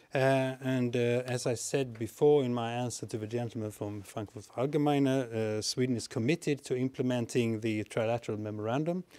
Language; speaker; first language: English; non-native, fluent; Swedish